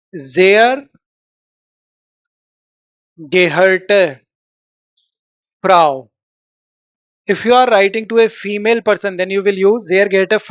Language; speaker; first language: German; non-native, fluent; Hindi